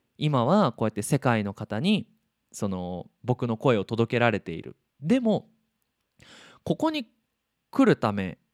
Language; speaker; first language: Japanese; native; Japanese